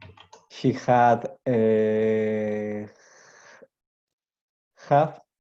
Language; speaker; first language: English; non-native, learner; Spanish